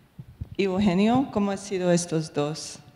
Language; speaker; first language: Spanish; non-native, fluent; English